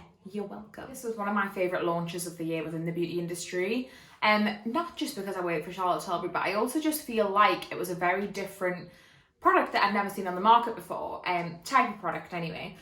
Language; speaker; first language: English; native; English